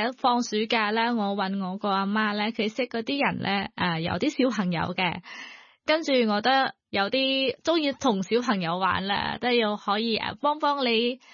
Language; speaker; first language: Cantonese; non-native, learner; Thai